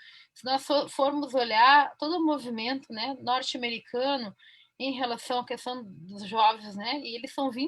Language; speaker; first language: Portuguese; native; Portuguese